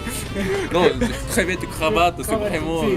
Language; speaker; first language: French; non-native, learner; Japanese